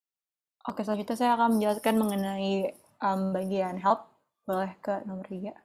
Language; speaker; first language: Indonesian; native; Indonesian